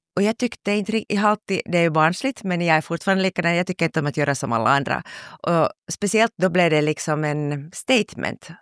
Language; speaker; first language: Swedish; native; Swedish